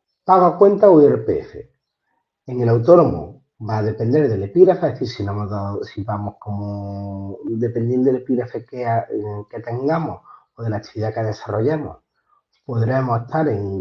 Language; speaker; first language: Spanish; native; Spanish